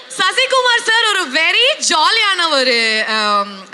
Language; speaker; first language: Tamil; non-native, learner; Kannada